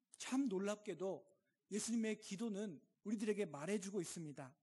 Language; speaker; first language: Korean; native; Korean